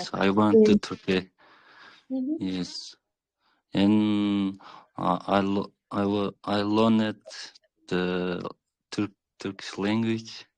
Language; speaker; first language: English; non-native, learner; Kyrgyz